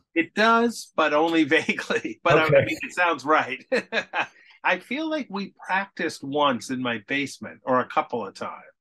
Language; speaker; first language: English; native; English